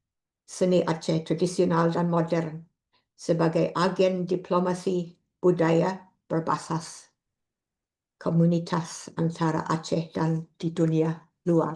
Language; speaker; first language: Indonesian; non-native, fluent; English